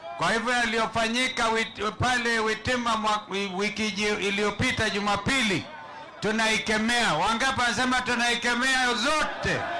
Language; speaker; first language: Swahili; non-native, local second language; Kamba